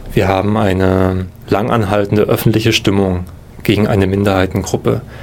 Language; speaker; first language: German; native; German